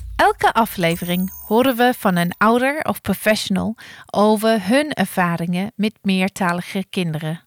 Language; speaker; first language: Dutch; non-native, fluent; English